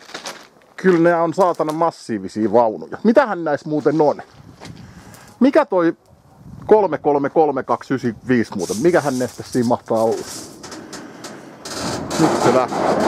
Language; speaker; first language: Finnish; native; Finnish